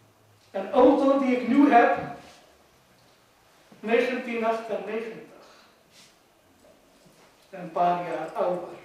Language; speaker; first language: Dutch; non-native, fluent; Urdu